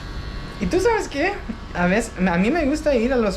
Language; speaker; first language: Spanish; early bilingual, heritage; Spanish